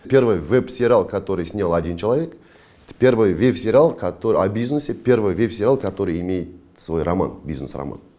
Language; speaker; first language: Russian; non-native, local second language; Kazakh